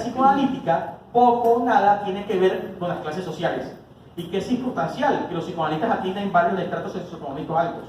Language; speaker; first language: Spanish; native; Spanish